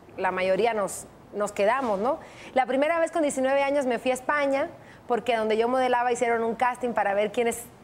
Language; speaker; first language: Spanish; native; Spanish